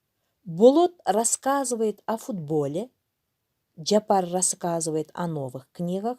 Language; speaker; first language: Russian; non-native, local second language; Kyrgyz